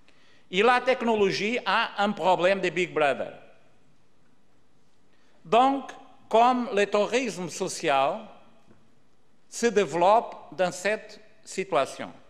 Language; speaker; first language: French; non-native, learner; Portuguese